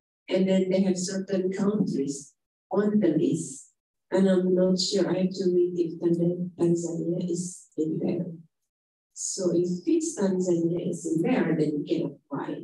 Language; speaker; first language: English; non-native, fluent; Indonesian